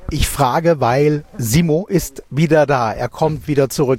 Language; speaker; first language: German; native; German